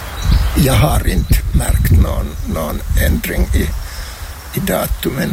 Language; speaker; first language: Swedish; non-native, local second language; Finnish